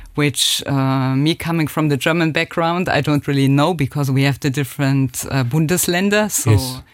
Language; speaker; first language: English; non-native, fluent; German